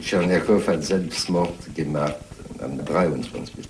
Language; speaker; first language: German; non-native, fluent; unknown